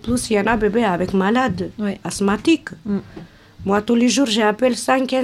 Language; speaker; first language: French; non-native, learner; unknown